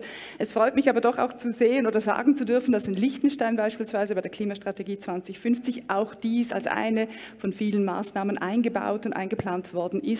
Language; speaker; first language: German; native; German